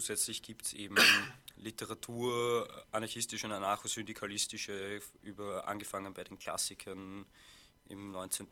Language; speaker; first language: German; native; German